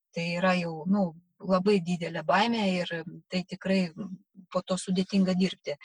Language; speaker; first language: Lithuanian; non-native, local second language; Russian